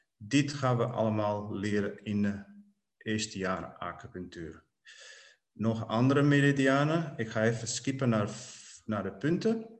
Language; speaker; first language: Dutch; non-native, fluent; Portuguese